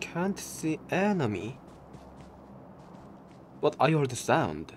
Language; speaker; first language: English; non-native, learner; Korean